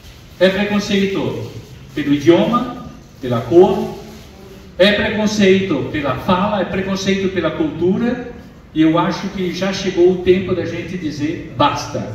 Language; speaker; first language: Portuguese; non-native, fluent; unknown